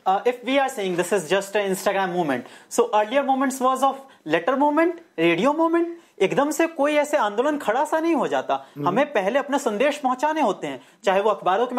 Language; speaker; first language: English; non-native, local second language; Hindi